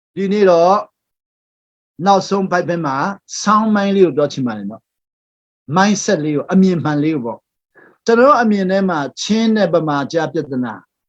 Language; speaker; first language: Burmese; non-native, local second language; Hakha Chin